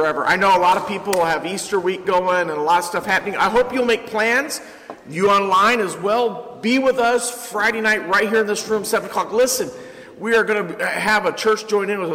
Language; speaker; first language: English; native; English